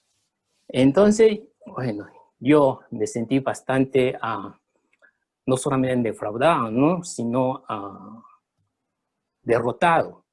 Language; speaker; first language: Spanish; early bilingual, other home language; Chinese